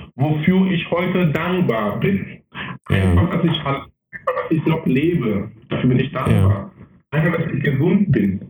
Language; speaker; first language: German; non-native, fluent; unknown